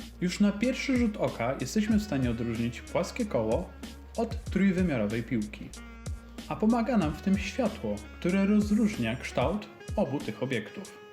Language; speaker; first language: Polish; native; Polish